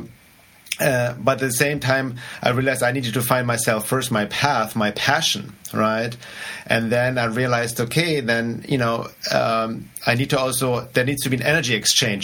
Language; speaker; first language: English; non-native, fluent; German